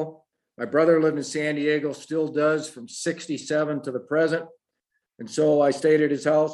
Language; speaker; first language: English; native; English